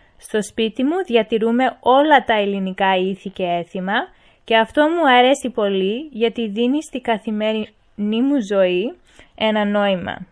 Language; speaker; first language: Greek; early bilingual, heritage; Greek